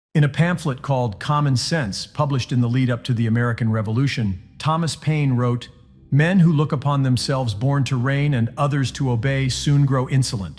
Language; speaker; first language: English; native; English